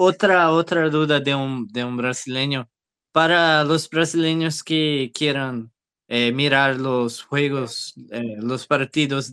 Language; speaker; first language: Spanish; non-native, learner; Portuguese